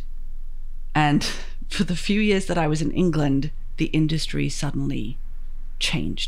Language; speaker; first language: English; native; English